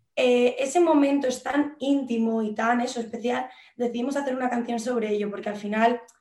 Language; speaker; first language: Spanish; native; Spanish